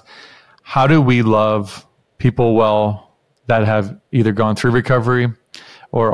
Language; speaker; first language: English; native; English